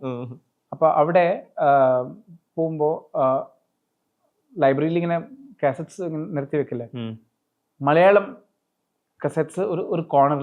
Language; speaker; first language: Malayalam; early bilingual, heritage; Malayalam